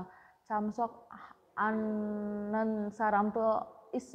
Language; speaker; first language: Korean; non-native, learner; Indonesian